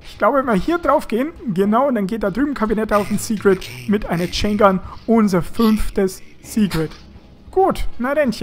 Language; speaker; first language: German; native; German